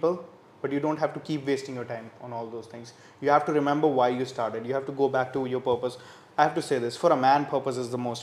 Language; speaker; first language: English; non-native, local second language; Hindi